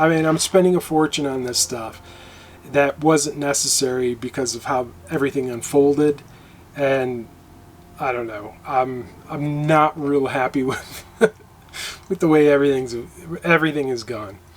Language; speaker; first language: English; native; English